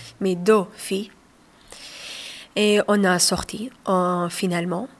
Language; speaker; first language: French; non-native, learner; Somali